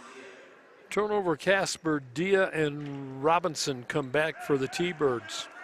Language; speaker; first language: English; native; English